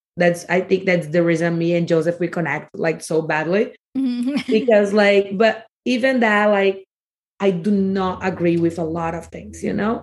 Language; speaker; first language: English; non-native, fluent; Portuguese